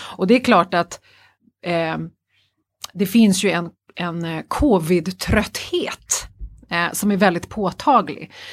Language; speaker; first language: Swedish; native; Swedish